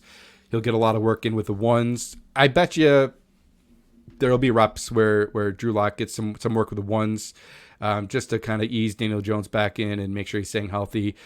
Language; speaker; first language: English; native; English